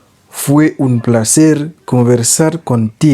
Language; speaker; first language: Spanish; non-native, learner; Haitian Creole